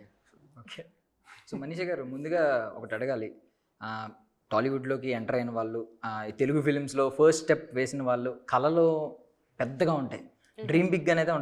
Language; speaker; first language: Telugu; native; Telugu